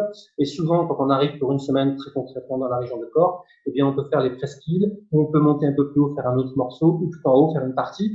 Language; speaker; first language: French; native; French